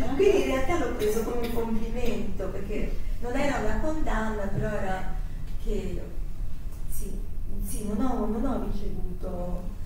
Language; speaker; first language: Italian; early bilingual, heritage; Italian